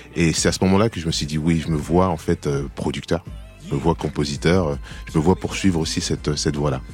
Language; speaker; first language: French; native; French